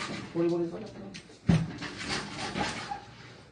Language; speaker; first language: Korean; native; Korean